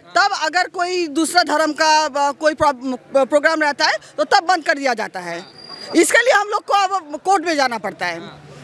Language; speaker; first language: Hindi; non-native, local second language; Bangla